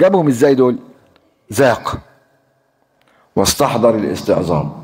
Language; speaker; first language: Arabic; native; Arabic